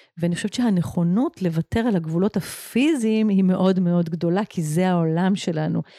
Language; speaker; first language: Hebrew; native; Hebrew